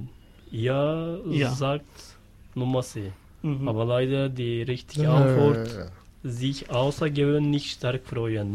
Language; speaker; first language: German; non-native, learner; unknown